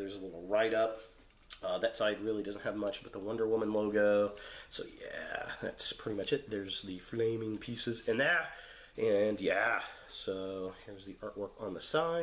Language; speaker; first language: English; native; English